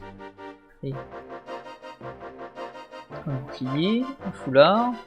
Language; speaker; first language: French; native; French